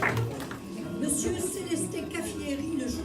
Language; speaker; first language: French; native; French